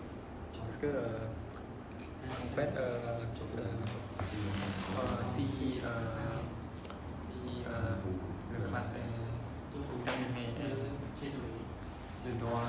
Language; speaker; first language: French; non-native, learner; Khmer